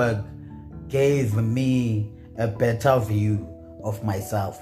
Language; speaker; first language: English; non-native, local second language; Xhosa